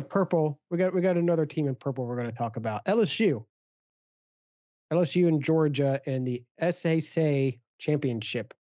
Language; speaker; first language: English; native; English